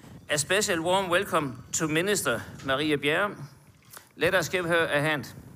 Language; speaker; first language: English; non-native, fluent; Danish